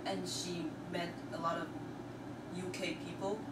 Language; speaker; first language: English; non-native, learner; Chinese